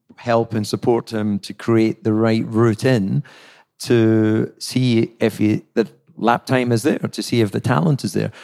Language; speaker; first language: English; native; English